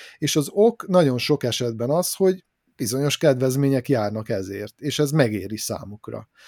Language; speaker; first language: Hungarian; native; Hungarian